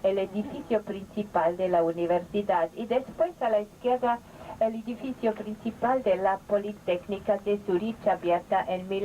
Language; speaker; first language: Spanish; non-native, fluent; German